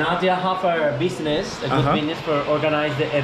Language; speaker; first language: English; non-native, learner; Spanish